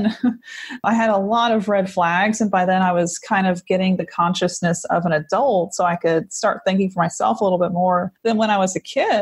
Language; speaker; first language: English; native; English